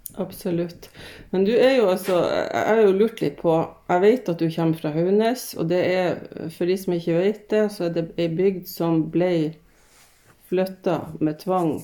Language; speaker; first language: Norwegian; native; Norwegian